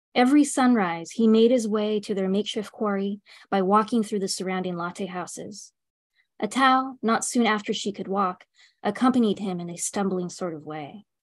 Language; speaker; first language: English; native; English